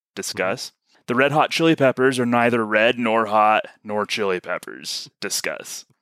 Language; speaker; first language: English; native; English